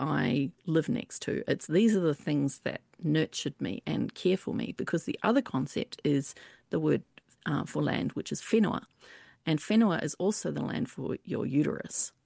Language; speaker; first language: English; native; English